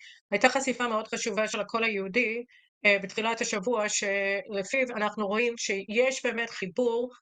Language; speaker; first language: Hebrew; native; Hebrew